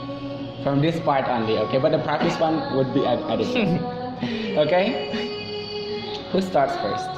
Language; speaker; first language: English; non-native, fluent; Indonesian